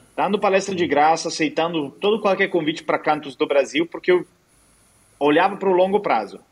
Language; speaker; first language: Portuguese; non-native, fluent; Italian